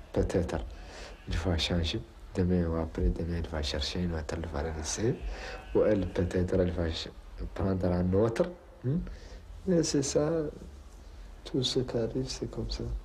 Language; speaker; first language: French; non-native, local second language; Arabic